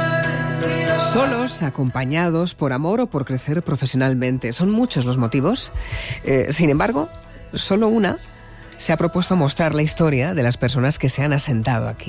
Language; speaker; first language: Spanish; native; Spanish